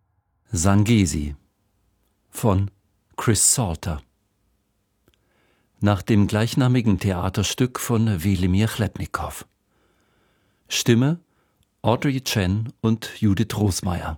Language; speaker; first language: German; native; German